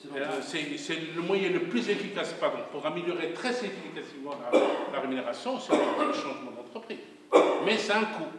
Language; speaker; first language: French; non-native, local second language; Arabic